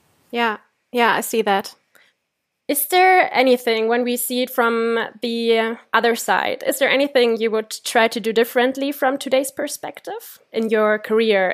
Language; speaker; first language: English; non-native, fluent; German